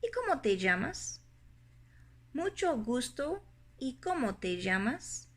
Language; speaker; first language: Spanish; non-native, fluent; English